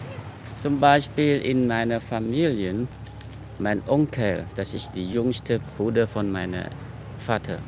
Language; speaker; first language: German; non-native, fluent; Khmer